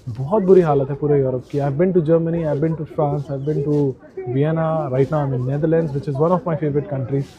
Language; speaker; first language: Hindi; native; Hindi